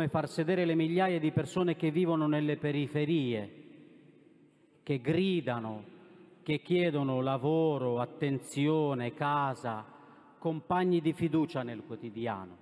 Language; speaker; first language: Italian; non-native, fluent; Romanian